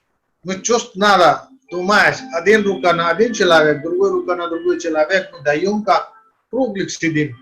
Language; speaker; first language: Russian; non-native, learner; Hindi